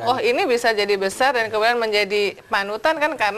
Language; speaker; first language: Indonesian; native; Indonesian